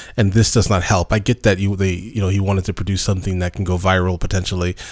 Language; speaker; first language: English; native; English